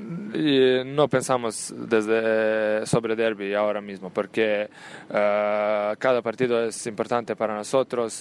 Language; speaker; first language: Spanish; non-native, learner; Serbian